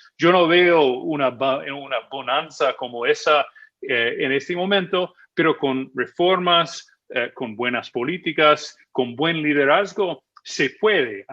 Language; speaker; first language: Spanish; non-native, fluent; English